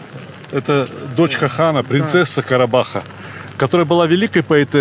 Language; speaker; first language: Russian; native; Russian